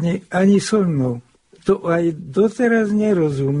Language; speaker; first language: Slovak; non-native, local second language; Hungarian